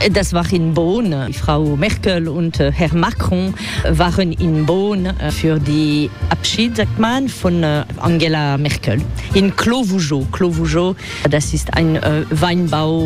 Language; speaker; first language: German; non-native, learner; French